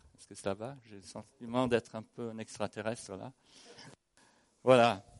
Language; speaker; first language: French; non-native, fluent; English